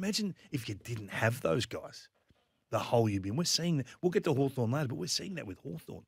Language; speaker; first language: English; native; English